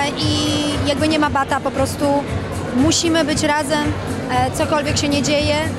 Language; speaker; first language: Polish; early bilingual, other home language; Russian